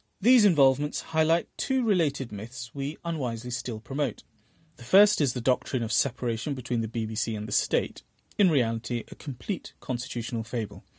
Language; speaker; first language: English; early bilingual, other home language; Bangla